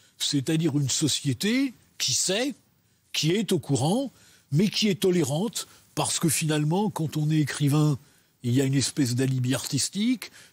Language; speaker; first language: French; native; French